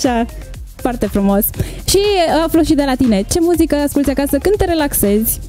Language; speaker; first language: Romanian; native; Romanian